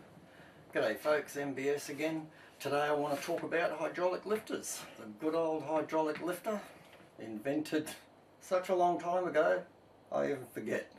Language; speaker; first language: English; native; English